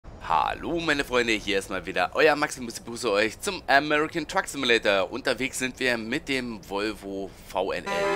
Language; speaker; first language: German; native; German